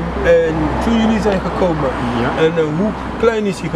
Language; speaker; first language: Dutch; non-native, fluent; French